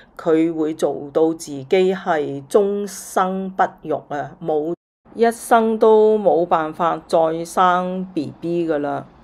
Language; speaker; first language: Cantonese; native; Cantonese